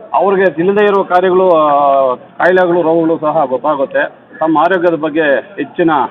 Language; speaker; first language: Kannada; native; Kannada